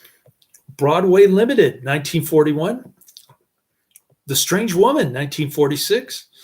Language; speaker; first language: English; native; English